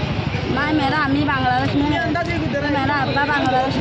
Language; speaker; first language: Hindi; non-native, learner; Rohingya